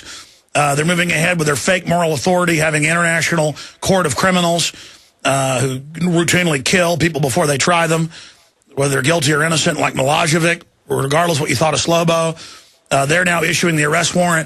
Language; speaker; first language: English; native; English